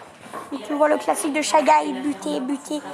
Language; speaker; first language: French; native; French